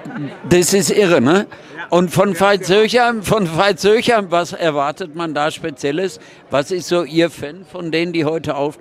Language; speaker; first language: German; native; German